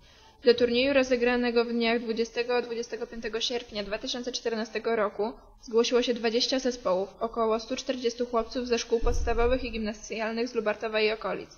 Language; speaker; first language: Polish; native; Polish